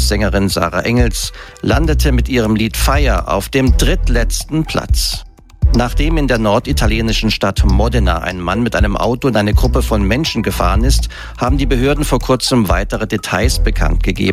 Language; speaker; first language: German; native; German